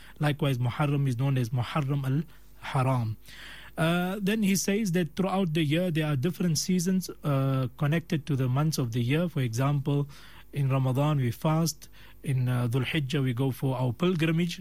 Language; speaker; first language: English; native; English